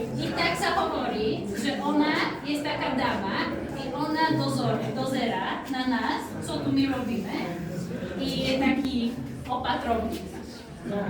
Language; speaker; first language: Polish; non-native, learner; Slovak